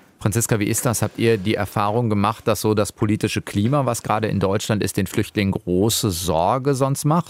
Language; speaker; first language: German; native; German